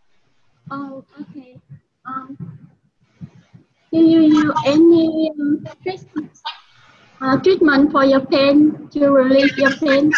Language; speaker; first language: English; non-native, learner; Vietnamese